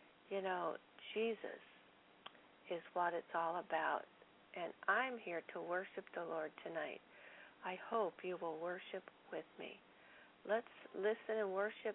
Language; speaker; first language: English; native; English